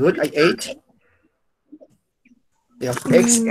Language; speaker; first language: English; non-native, fluent; Spanish